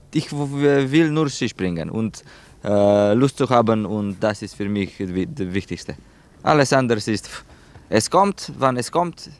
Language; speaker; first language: German; non-native, learner; Slovenian